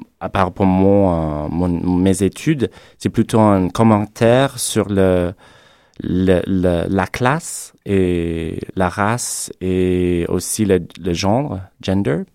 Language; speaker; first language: French; non-native, fluent; English